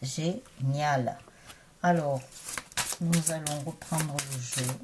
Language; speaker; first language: French; native; French